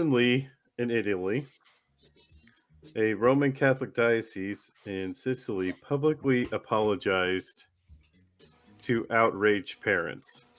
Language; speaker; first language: English; native; English